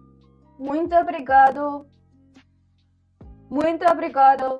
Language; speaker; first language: Portuguese; non-native, learner; Kyrgyz